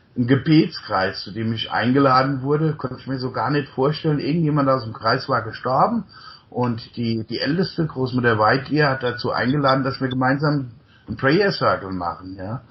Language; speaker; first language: German; native; German